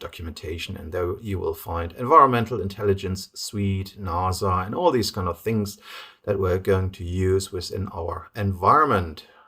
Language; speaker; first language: English; non-native, fluent; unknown